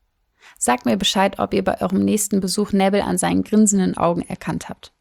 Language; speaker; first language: German; native; German